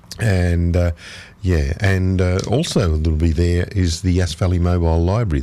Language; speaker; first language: English; native; English